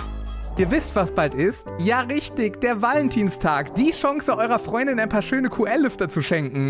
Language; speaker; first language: German; native; German